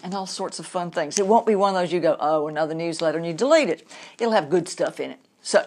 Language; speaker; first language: English; native; English